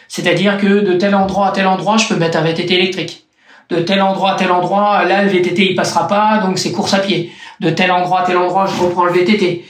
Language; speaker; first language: French; native; French